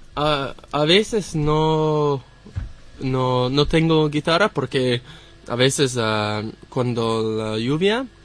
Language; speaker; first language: Spanish; non-native, learner; English